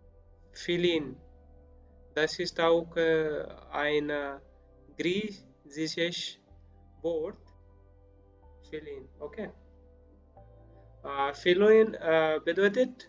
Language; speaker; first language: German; non-native, learner; Spanish